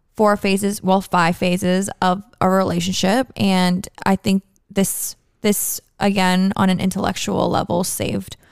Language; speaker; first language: English; native; English